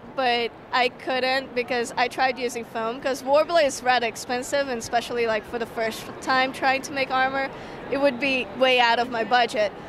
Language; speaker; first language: English; non-native, fluent; Portuguese